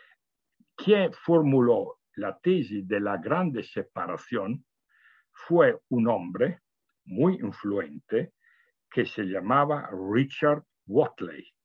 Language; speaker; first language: Spanish; non-native, fluent; Italian